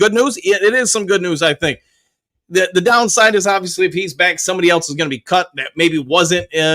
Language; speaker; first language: English; native; English